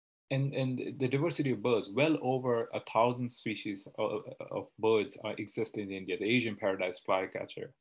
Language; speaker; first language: English; non-native, local second language; Hindi